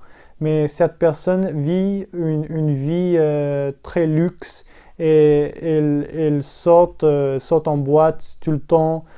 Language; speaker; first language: French; non-native, learner; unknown